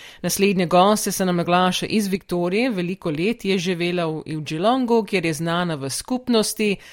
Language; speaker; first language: Slovenian; native; Slovenian